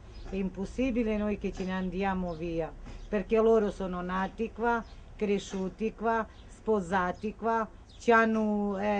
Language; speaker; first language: Italian; non-native, fluent; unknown